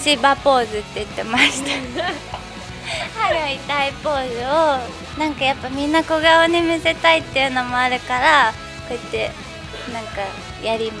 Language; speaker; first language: Japanese; native; Japanese